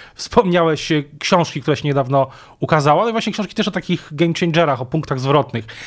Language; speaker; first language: Polish; native; Polish